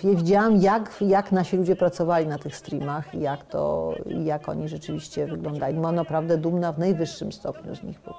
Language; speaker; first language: Polish; native; Polish